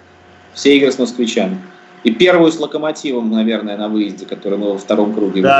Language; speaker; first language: Russian; native; Russian